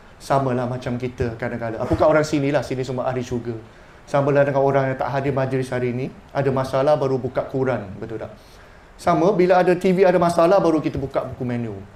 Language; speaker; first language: Malay; non-native, local second language; Chinese